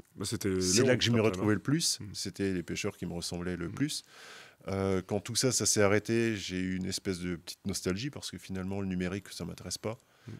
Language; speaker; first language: French; native; French